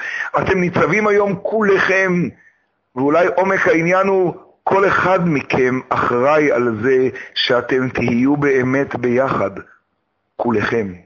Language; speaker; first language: Hebrew; native; Hebrew